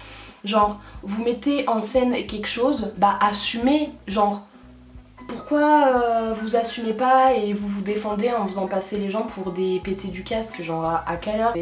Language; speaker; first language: French; native; French